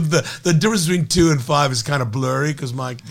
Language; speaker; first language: English; native; English